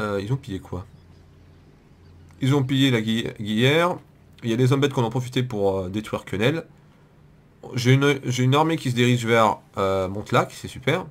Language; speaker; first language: French; native; French